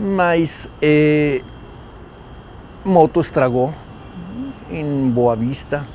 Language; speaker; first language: Portuguese; non-native, learner; Spanish